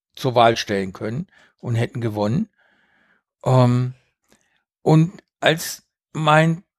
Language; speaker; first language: German; early bilingual, heritage; Spanish